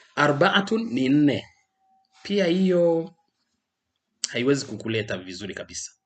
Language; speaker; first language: Swahili; non-native, local second language; Rundi